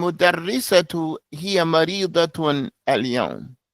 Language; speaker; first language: Arabic; non-native, fluent; English